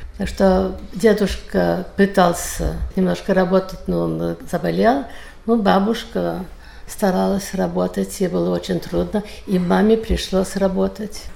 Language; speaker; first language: Russian; early bilingual, heritage; Russian